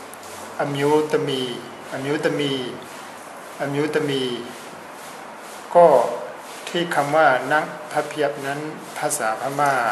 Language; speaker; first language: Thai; non-native, fluent; Burmese